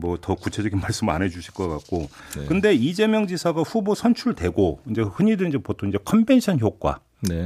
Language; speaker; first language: Korean; native; Korean